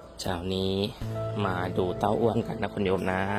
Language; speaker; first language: Thai; native; Thai